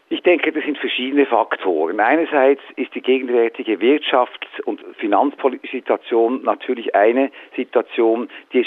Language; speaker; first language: German; native; German